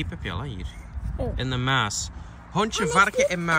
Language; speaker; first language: Dutch; native; Dutch